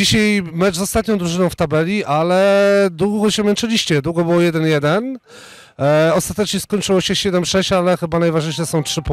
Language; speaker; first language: Polish; native; Polish